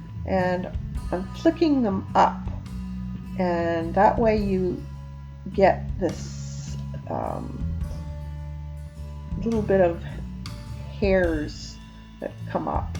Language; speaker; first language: English; native; English